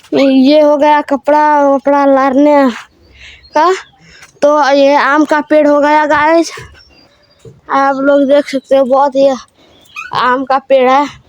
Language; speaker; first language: Hindi; non-native, local second language; Maithili